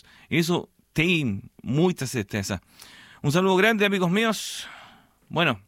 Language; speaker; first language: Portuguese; non-native, learner; Spanish